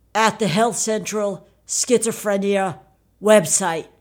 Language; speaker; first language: English; early bilingual, other home language; Italian